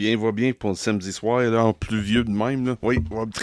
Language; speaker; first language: French; native; French